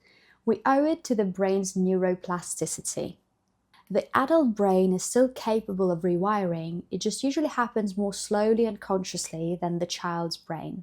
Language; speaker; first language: English; non-native, fluent; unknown